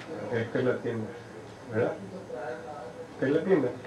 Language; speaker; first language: Spanish; early bilingual, heritage; English